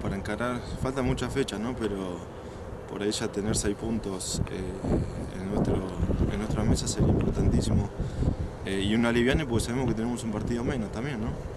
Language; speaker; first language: Spanish; native; Spanish